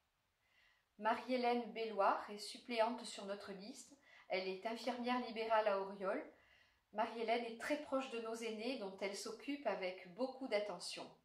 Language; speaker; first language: French; native; French